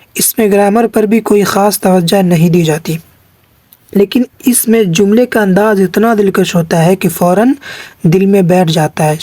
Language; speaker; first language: Urdu; native; Urdu